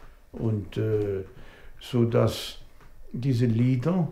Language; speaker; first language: German; non-native, local second language; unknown